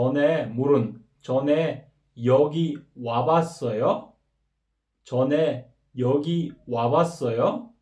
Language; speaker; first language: Korean; non-native, fluent; Kyrgyz